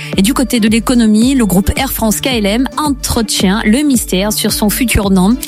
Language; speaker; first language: French; native; French